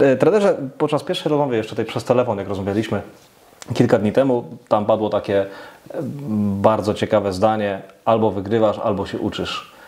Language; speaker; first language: Polish; native; Polish